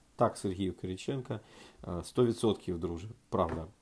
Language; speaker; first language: Ukrainian; native; Ukrainian